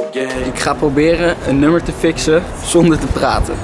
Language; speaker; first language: Dutch; native; Dutch